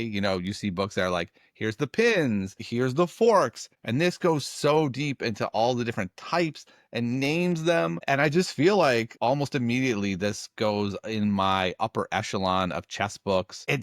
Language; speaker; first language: English; native; English